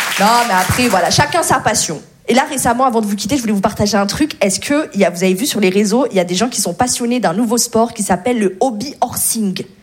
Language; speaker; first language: French; native; French